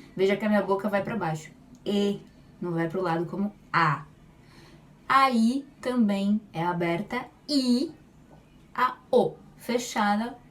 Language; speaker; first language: Portuguese; native; Portuguese